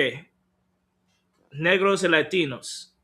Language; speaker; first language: Spanish; non-native, learner; English